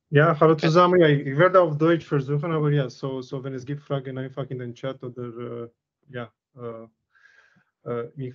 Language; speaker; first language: German; non-native, learner; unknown